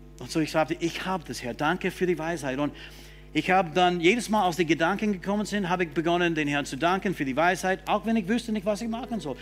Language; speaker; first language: German; non-native, fluent; English